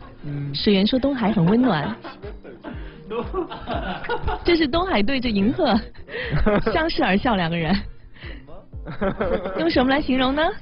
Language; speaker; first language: Chinese; native; Chinese